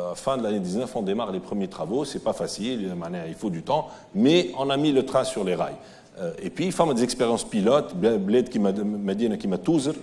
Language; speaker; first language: French; non-native, local second language; Arabic